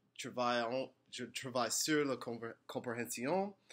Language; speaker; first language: French; non-native, learner; English